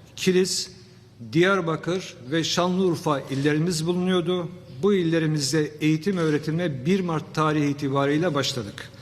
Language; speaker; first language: Turkish; native; Turkish